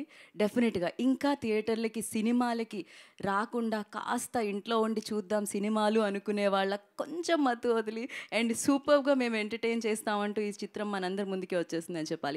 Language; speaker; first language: Telugu; native; Telugu